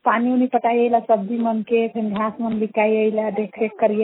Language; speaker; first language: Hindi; non-native, local second language; Sadri